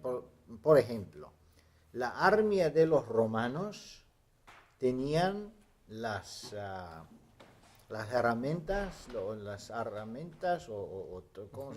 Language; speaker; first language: Spanish; non-native, fluent; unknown